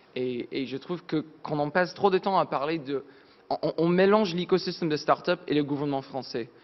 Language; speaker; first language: French; non-native, fluent; English